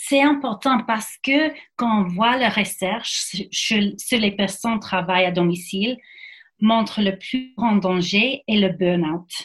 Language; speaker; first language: French; non-native, fluent; English